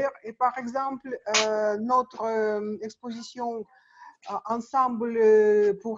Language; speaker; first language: French; non-native, learner; Russian